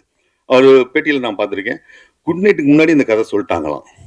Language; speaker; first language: Tamil; native; Tamil